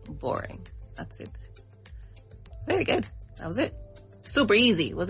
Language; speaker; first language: English; non-native, fluent; Spanish